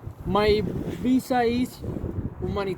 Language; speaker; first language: English; non-native, learner; Spanish